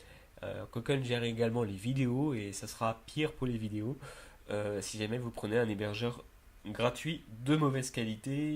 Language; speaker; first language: French; native; French